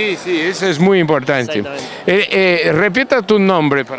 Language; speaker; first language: Spanish; non-native, learner; Portuguese